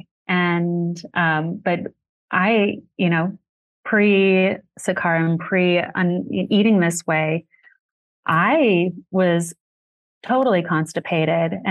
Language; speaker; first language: English; native; English